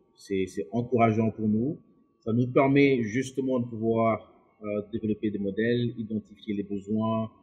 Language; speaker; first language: French; non-native, local second language; Lingala